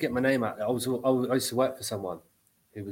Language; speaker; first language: English; native; English